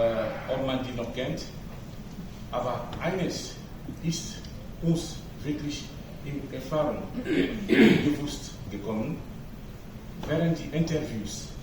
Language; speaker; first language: German; non-native, fluent; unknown